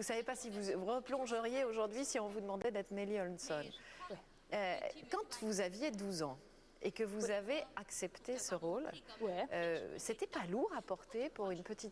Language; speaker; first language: French; native; French